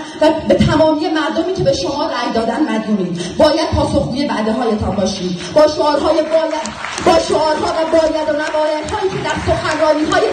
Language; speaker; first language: Persian; non-native, local second language; Kurdish